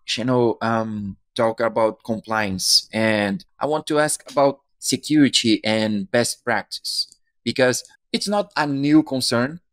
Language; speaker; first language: English; non-native, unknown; Portuguese